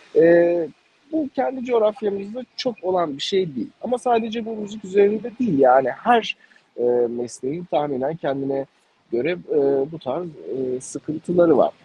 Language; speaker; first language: Turkish; native; Turkish